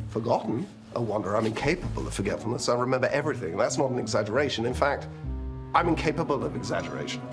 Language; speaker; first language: English; native; English